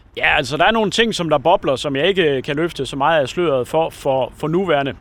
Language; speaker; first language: Danish; native; Danish